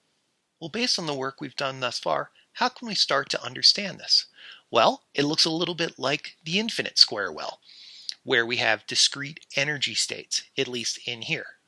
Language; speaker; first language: English; native; English